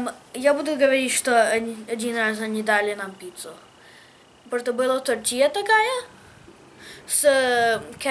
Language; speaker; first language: Russian; early bilingual, heritage; English